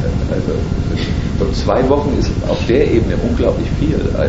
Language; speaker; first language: German; native; German